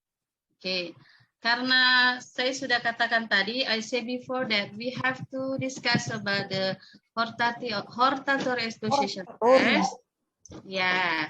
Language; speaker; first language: English; non-native, learner; Indonesian